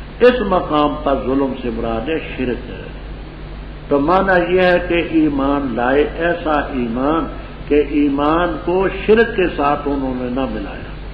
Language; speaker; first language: Urdu; non-native, local second language; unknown